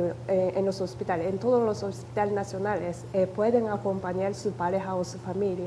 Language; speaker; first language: Spanish; non-native, fluent; Japanese